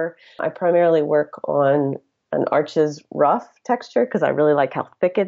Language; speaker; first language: English; native; English